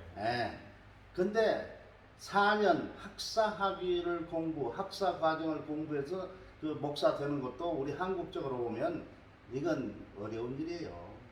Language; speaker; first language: Korean; native; Korean